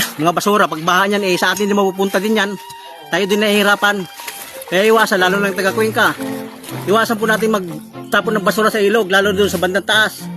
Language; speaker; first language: Filipino; non-native, local second language; Cebuano